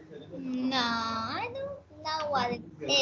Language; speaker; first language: English; non-native, learner; Vietnamese